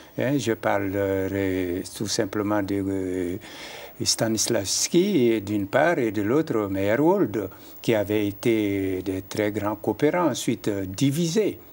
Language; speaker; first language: French; non-native, local second language; Mandingo